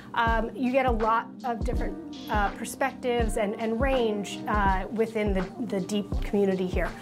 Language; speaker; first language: English; native; English